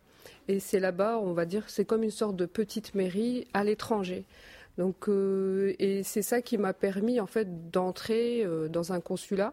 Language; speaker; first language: French; non-native, local second language; Arabic